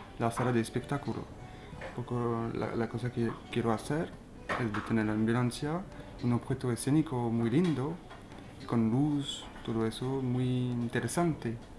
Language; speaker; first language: Spanish; non-native, learner; French